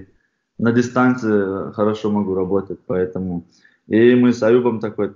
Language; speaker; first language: Russian; non-native, fluent; Chechen